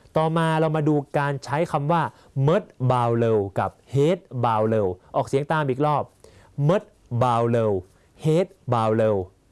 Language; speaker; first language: Thai; native; Thai